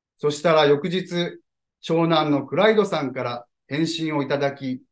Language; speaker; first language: Japanese; native; Japanese